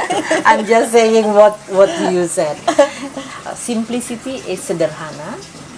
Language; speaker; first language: English; non-native, local second language; Indonesian